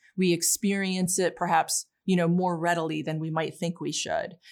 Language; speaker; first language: English; early bilingual, other home language; Polish